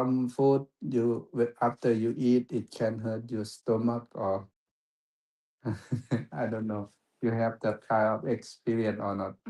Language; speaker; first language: English; non-native, fluent; Thai